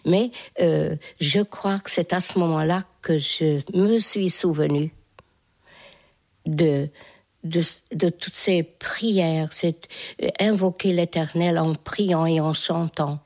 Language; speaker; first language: French; non-native, fluent; Hungarian